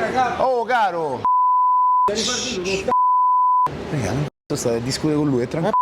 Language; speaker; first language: Italian; native; Italian